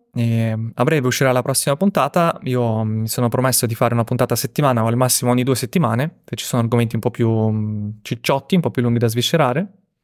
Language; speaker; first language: Italian; early bilingual, other home language; Russian